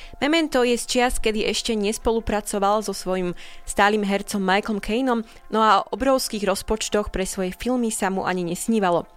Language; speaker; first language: Slovak; native; Slovak